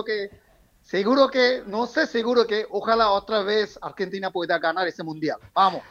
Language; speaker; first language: Spanish; non-native, fluent; Bangla